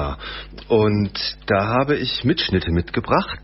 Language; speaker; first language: German; native; German